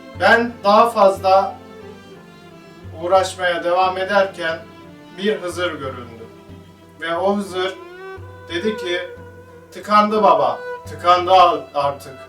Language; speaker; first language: Turkish; native; Turkish